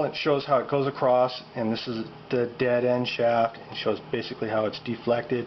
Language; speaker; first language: English; native; English